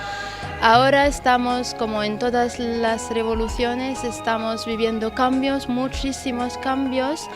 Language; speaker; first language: Spanish; non-native, fluent; Arabic